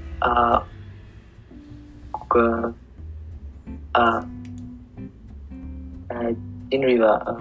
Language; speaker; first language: Japanese; non-native, learner; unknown